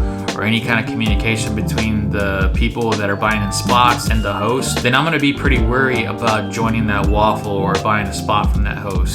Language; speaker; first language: English; native; English